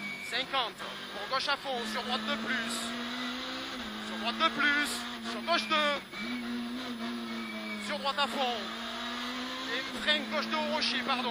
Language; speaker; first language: French; native; French